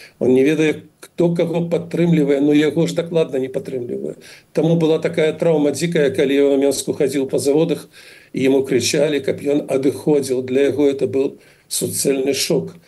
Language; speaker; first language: Belarusian; native; Belarusian